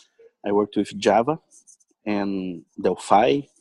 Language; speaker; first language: English; non-native, learner; Portuguese